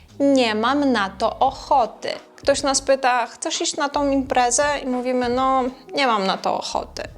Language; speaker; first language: Polish; non-native, fluent; Ukrainian